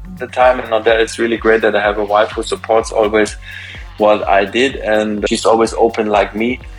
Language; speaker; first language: English; non-native, fluent; German